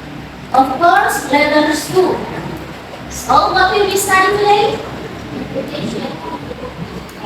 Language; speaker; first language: English; non-native, learner; Indonesian